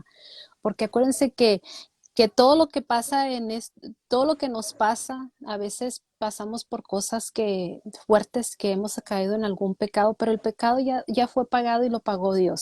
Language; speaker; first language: Spanish; native; Spanish